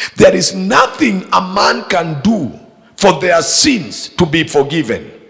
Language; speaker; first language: English; non-native, local second language; Swahili